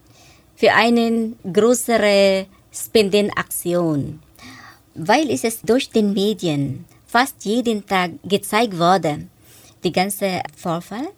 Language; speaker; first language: German; non-native, fluent; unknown